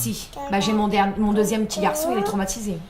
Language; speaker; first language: French; native; French